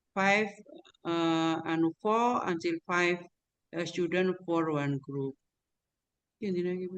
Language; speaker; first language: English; non-native, learner; Indonesian